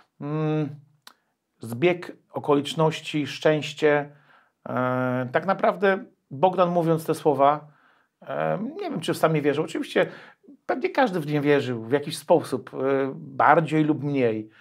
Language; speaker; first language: Polish; native; Polish